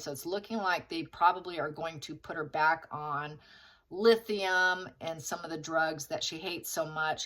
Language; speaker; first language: English; native; English